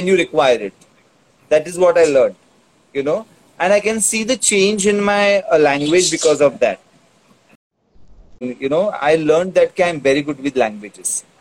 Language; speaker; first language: English; non-native, local second language; Tulu